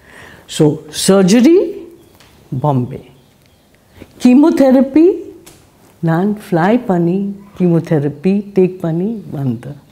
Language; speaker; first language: Tamil; non-native, learner; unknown